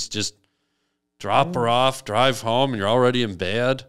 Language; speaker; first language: English; native; English